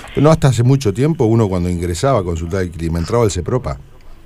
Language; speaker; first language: Spanish; native; Spanish